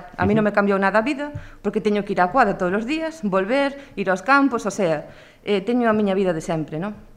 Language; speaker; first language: Galician; native; Galician